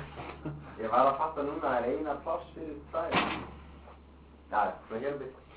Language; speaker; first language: Icelandic; non-native, learner; English